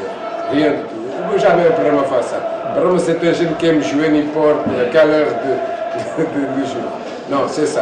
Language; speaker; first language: French; non-native, fluent; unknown